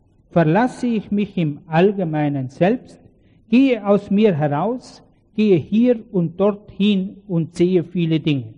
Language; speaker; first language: German; native; German